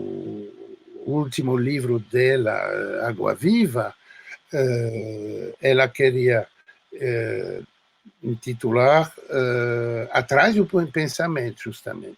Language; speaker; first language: Portuguese; non-native, fluent; French